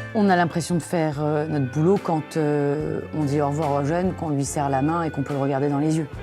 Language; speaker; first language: French; native; French